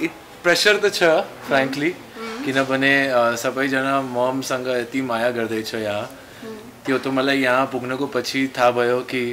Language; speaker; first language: Nepali; non-native, learner; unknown